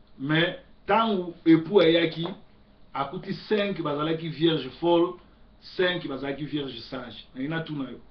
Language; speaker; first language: Lingala; native; Lingala